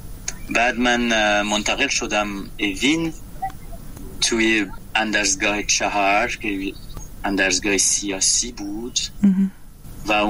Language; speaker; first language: Persian; non-native, learner; French